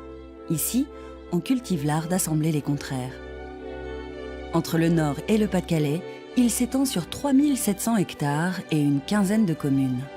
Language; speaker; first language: French; native; French